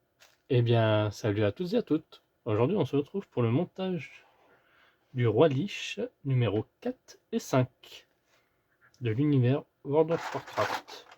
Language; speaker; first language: French; native; French